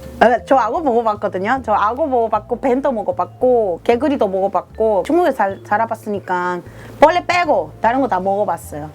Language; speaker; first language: Korean; non-native, fluent; Spanish